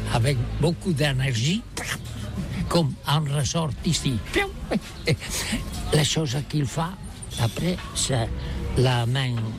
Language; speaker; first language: French; non-native, learner; Catalan